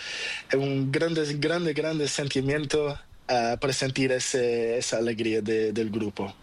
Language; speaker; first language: Spanish; non-native, learner; Portuguese